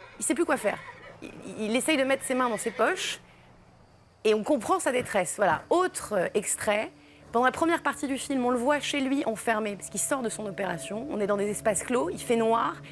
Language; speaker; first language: French; native; French